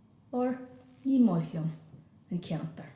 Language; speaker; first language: Irish; non-native, fluent; English